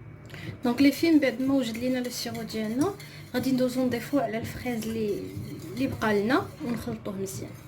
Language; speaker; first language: Arabic; native; Arabic